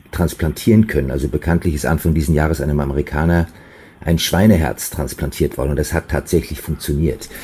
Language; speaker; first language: German; native; German